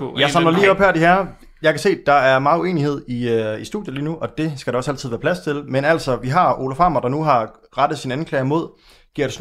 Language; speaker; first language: Danish; native; Danish